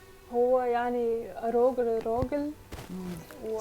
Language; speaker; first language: Arabic; non-native, learner; Dutch